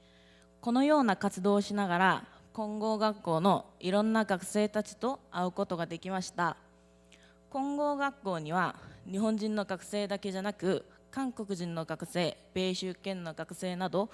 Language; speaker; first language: Japanese; non-native, learner; Korean